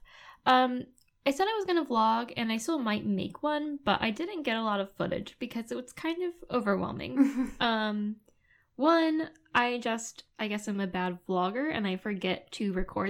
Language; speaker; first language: English; native; English